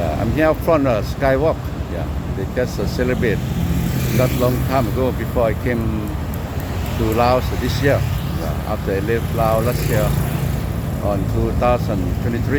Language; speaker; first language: English; non-native, local second language; Lao